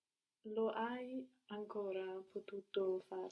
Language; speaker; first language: Italian; non-native, learner; English